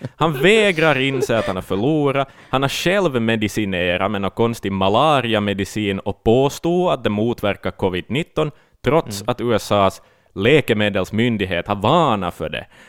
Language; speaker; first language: Swedish; native; Swedish